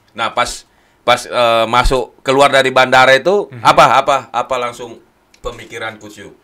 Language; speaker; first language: Indonesian; native; Indonesian